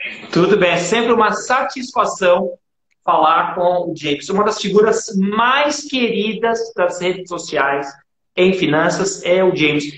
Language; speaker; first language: Portuguese; native; Portuguese